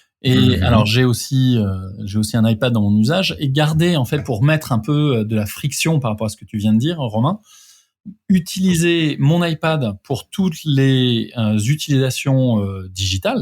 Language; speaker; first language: French; native; French